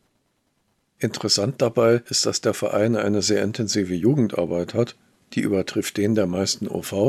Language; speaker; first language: German; native; German